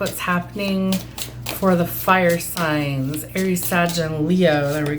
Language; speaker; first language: English; native; English